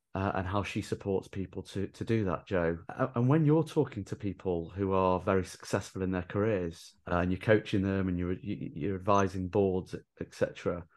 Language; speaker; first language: English; native; English